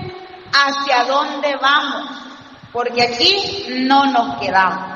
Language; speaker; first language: Spanish; native; Spanish